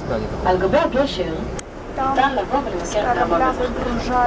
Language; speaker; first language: Hebrew; native; Hebrew